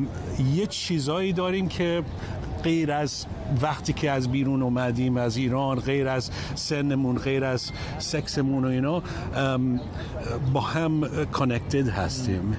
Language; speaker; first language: Persian; early bilingual, heritage; English